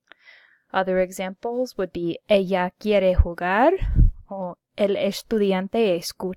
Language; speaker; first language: Spanish; non-native, fluent; English